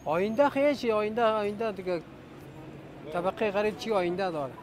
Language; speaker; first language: Persian; native; Persian